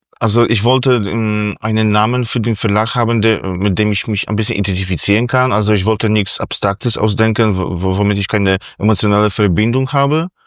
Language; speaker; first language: German; non-native, fluent; Polish